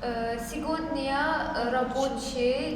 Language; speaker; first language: Russian; non-native, learner; Azerbaijani